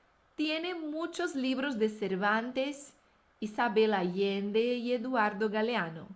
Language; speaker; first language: Spanish; non-native, fluent; Portuguese